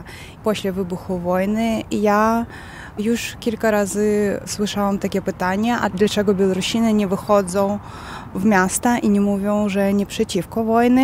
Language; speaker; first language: Polish; non-native, learner; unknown